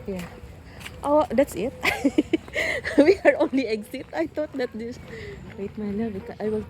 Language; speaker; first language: English; non-native, local second language; Filipino